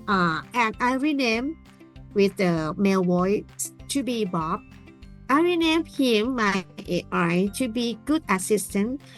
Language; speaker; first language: English; non-native, learner; Thai